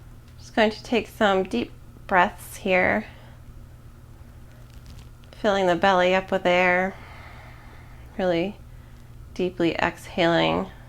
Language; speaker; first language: English; native; English